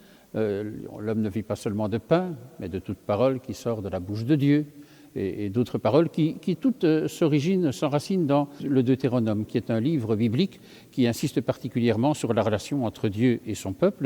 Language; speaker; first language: French; native; French